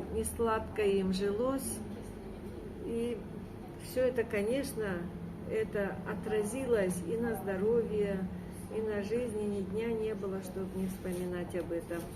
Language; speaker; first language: Russian; native; Russian